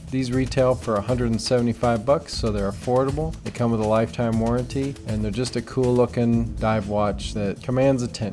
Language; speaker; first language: English; native; English